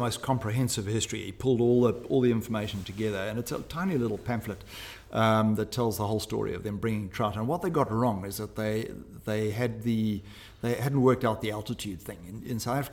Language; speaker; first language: English; native; English